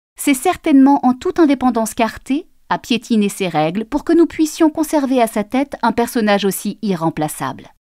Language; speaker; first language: French; native; French